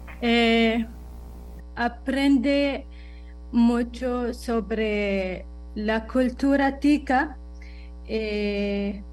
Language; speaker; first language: Spanish; non-native, learner; Arabic